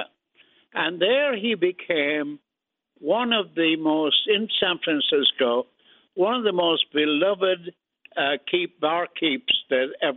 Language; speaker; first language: English; native; English